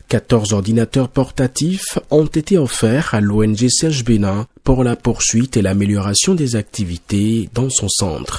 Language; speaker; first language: French; native; French